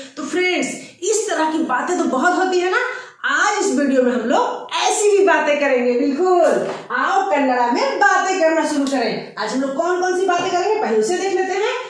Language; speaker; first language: Hindi; native; Hindi